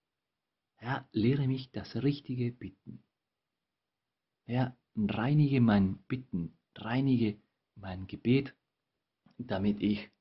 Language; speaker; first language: German; non-native, fluent; Spanish